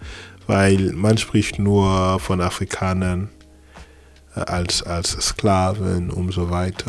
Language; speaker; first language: German; non-native, fluent; French